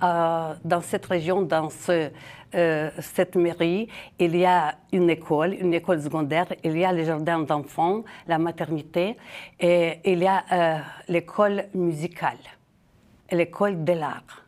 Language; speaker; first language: French; non-native, fluent; Ukrainian